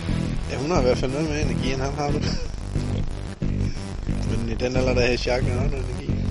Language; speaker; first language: Danish; native; Danish